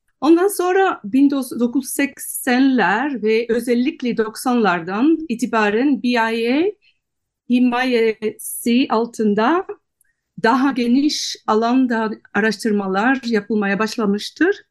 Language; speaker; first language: Turkish; non-native, fluent; Dutch